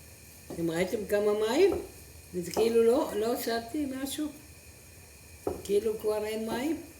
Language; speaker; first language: Hebrew; non-native, fluent; Arabic